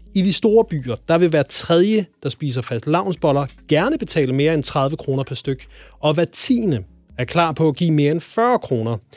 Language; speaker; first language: Danish; native; Danish